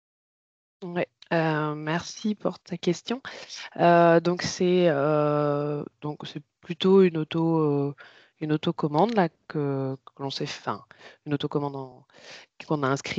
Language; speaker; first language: French; native; French